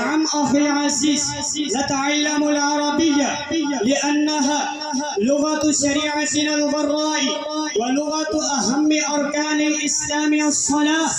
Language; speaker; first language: Arabic; non-native, learner; Urdu